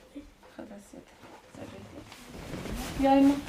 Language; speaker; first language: Arabic; native; Arabic